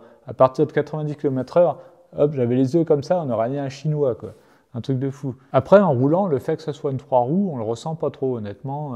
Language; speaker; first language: French; native; French